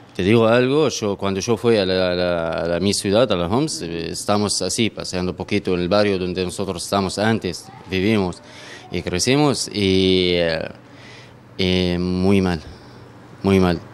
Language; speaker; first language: Spanish; non-native, fluent; Arabic